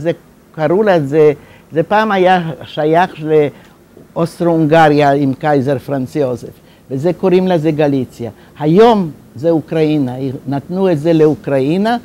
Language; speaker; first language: Hebrew; non-native, fluent; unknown